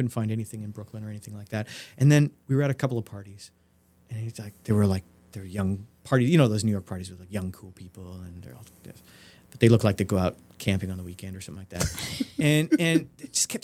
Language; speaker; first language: English; native; English